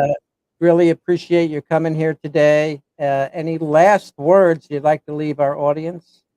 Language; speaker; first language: English; native; English